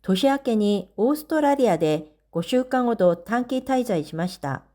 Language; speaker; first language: Japanese; non-native, fluent; Korean